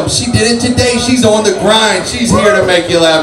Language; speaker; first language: English; native; English